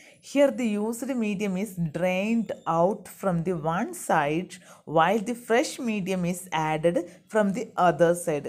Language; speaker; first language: English; non-native, local second language; Malayalam